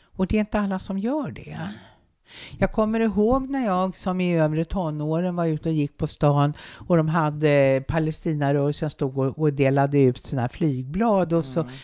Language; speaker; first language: Swedish; native; Swedish